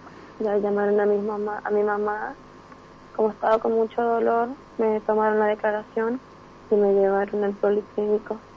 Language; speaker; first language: Spanish; native; Spanish